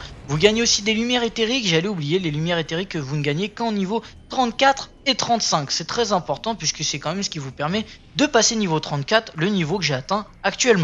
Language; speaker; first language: French; native; French